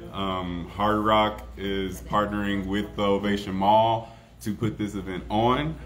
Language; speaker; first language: English; native; English